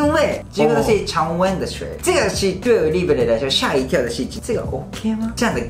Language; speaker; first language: Chinese; non-native, fluent; Japanese